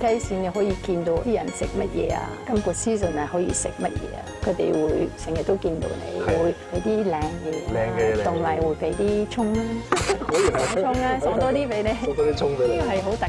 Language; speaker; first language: Cantonese; non-native, fluent; French